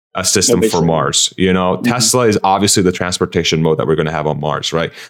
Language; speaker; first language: English; early bilingual, other home language; Persian